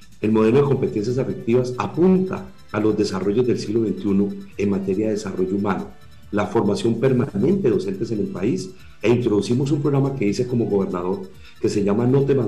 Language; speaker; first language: Spanish; native; Spanish